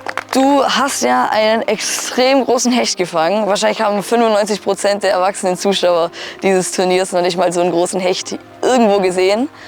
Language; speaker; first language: German; native; German